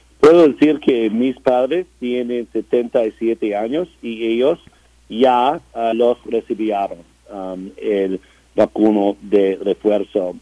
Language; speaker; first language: Spanish; non-native, learner; English